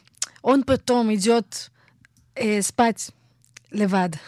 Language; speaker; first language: Russian; early bilingual, heritage; Russian